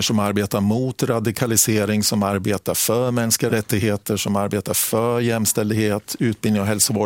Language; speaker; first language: Swedish; native; Swedish